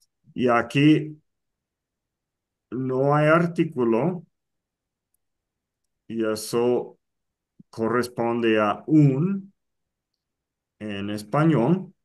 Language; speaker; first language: Spanish; non-native, fluent; English